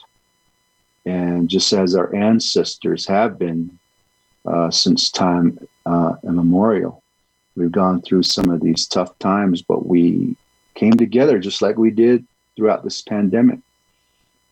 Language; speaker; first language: English; early bilingual, other home language; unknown